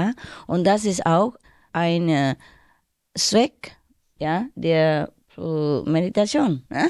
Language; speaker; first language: German; non-native, learner; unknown